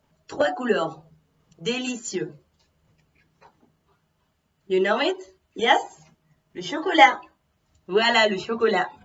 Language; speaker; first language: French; non-native, fluent; Spanish